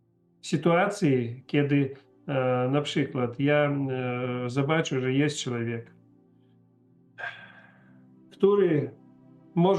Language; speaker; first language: Polish; non-native, learner; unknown